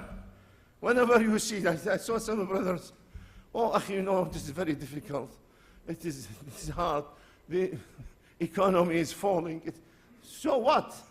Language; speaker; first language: English; non-native, fluent; Arabic